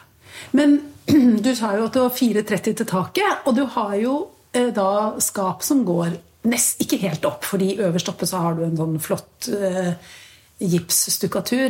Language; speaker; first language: Norwegian; native; Norwegian